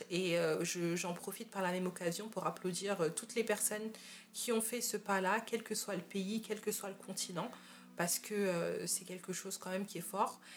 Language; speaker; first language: French; native; French